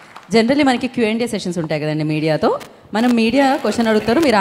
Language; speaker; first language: Telugu; native; Telugu